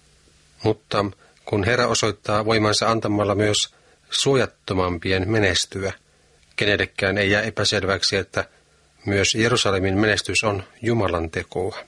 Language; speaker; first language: Finnish; native; Finnish